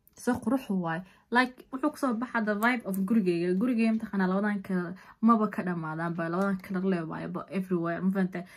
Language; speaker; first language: Somali; early bilingual, heritage; Somali